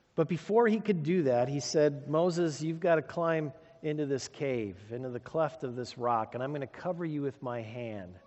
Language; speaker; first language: English; native; English